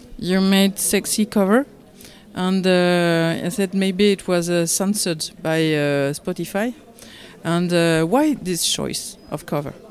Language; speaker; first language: English; non-native, learner; French